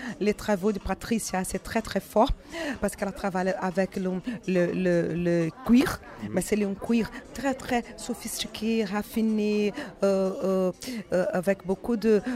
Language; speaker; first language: French; non-native, learner; Portuguese